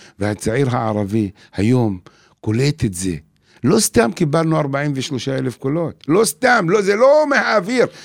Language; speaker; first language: Hebrew; non-native, local second language; Arabic